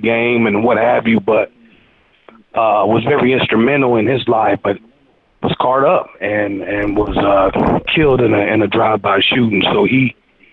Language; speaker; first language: English; native; English